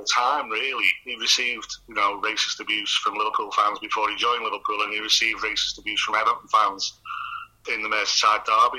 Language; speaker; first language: English; native; English